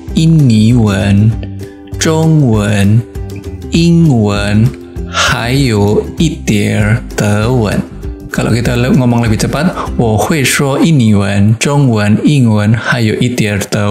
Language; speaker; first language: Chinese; non-native, fluent; Indonesian